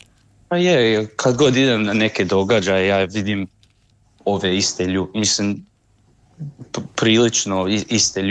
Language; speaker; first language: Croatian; early bilingual, heritage; Croatian